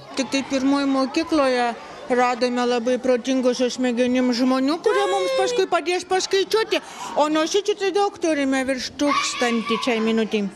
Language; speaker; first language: Lithuanian; native; Lithuanian